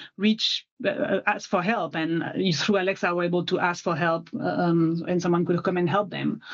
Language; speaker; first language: English; non-native, fluent; French